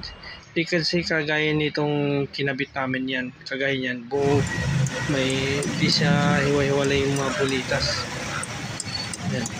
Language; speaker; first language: Filipino; native; Filipino